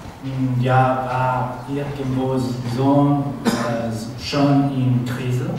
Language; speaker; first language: German; non-native, learner; Spanish